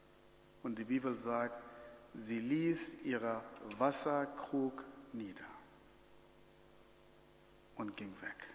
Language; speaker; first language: German; non-native, fluent; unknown